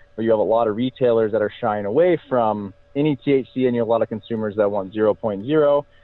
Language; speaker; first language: English; native; English